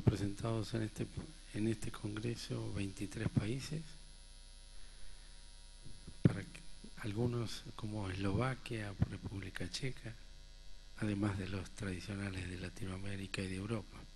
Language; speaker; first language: Spanish; native; Spanish